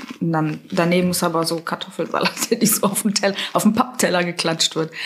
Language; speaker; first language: German; early bilingual, other home language; Russian